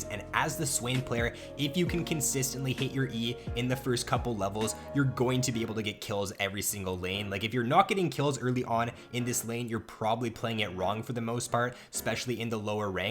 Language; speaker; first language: English; native; English